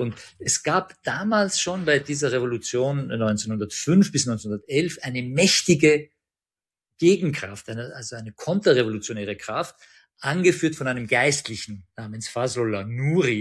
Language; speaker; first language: German; early bilingual, other home language; Persian